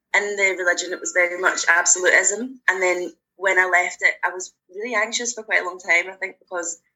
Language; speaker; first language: English; native; English